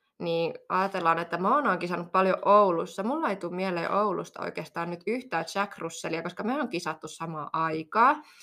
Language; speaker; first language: Finnish; native; Finnish